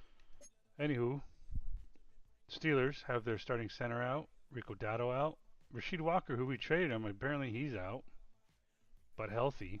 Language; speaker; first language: English; native; English